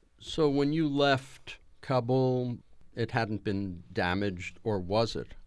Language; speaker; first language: English; native; English